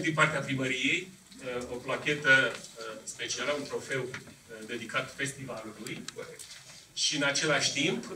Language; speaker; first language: Romanian; native; Romanian